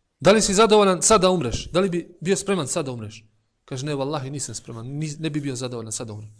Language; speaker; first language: Bosnian; native; Bosnian